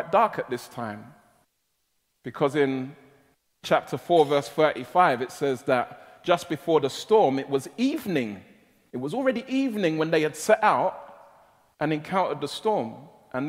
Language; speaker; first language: English; native; English